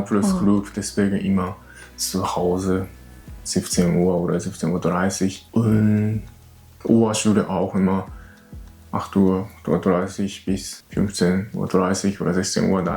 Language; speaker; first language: German; non-native, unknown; Japanese